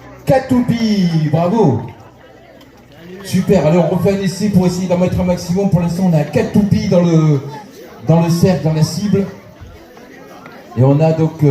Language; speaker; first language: French; native; French